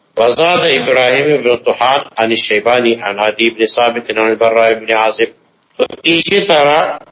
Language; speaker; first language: Urdu; non-native, local second language; Pashto